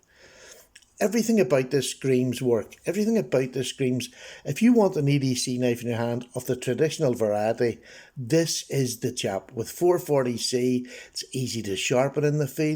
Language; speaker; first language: English; native; English